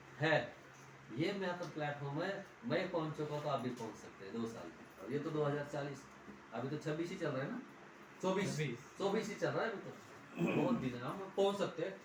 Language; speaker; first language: Hindi; non-native, local second language; Marathi